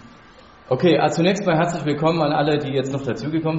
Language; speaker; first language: German; native; German